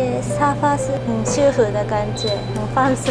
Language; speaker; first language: Chinese; non-native, learner; Japanese